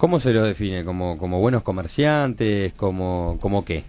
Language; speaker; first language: Spanish; native; Spanish